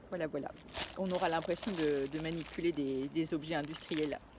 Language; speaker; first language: French; native; French